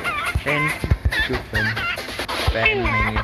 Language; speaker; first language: English; non-native, learner; Indonesian